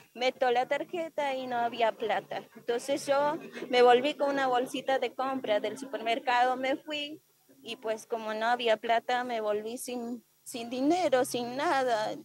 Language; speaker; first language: Spanish; native; Spanish